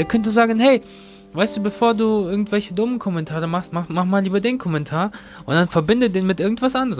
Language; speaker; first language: German; non-native, learner; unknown